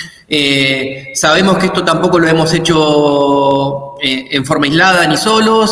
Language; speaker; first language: Spanish; native; Spanish